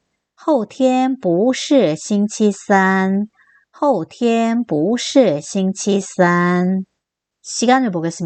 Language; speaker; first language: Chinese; non-native, fluent; Korean